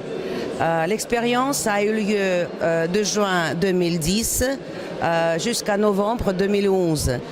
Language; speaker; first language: French; non-native, fluent; Russian